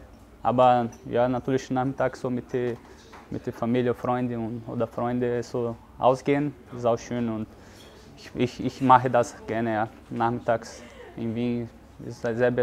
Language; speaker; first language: German; non-native, learner; Portuguese